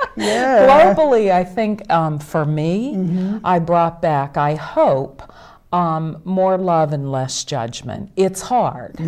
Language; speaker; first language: English; native; English